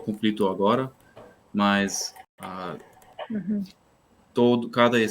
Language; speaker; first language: Portuguese; non-native, learner; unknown